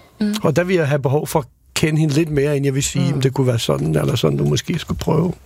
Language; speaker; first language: Danish; non-native, fluent; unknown